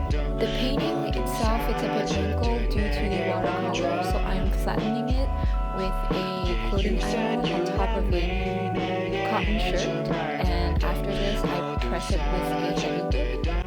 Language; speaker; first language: English; non-native, local second language; French